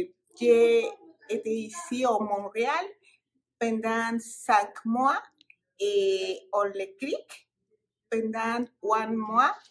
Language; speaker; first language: French; non-native, learner; Spanish